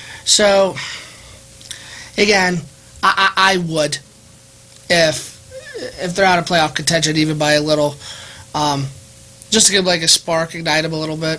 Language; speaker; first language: English; native; English